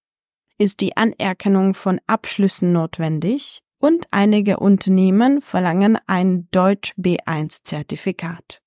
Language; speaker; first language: German; non-native, fluent; Czech